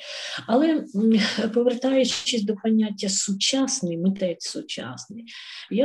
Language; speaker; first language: Ukrainian; native; Ukrainian